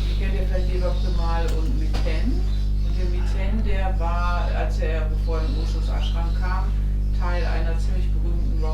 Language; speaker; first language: German; native; German